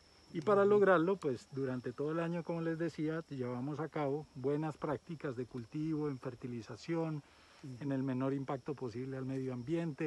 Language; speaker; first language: Spanish; native; Spanish